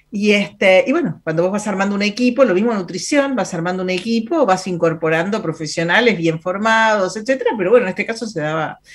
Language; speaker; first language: Spanish; native; Spanish